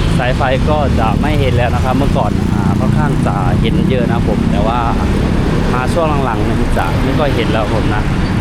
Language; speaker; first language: Thai; non-native, fluent; Lao